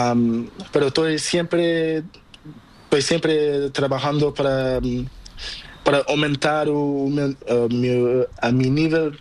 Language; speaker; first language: Spanish; non-native, learner; Portuguese